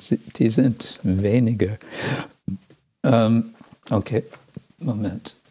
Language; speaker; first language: German; non-native, fluent; English